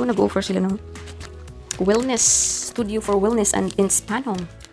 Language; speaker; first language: English; non-native, local second language; Filipino